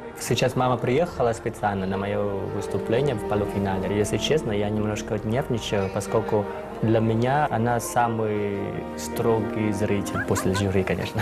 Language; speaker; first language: Russian; non-native, fluent; Vietnamese